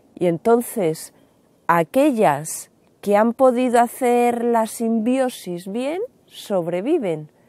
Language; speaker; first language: Spanish; native; Spanish